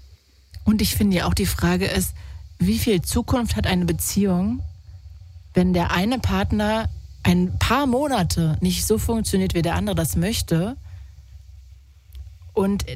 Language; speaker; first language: German; native; German